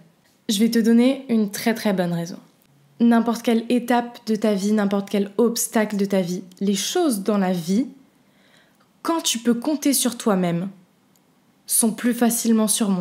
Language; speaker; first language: French; native; French